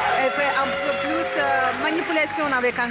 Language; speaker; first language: French; non-native, fluent; Russian